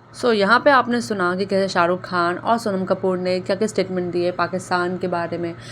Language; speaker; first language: Hindi; native; Hindi